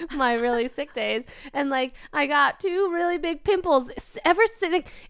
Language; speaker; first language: English; native; English